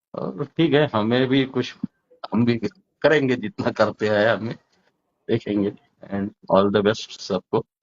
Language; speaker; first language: Hindi; non-native, local second language; Marathi